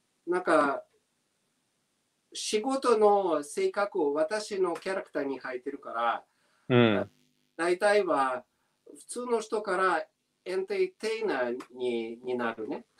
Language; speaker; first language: Japanese; non-native, learner; Russian